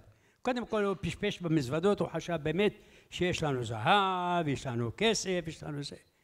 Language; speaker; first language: Hebrew; early bilingual, other home language; Arabic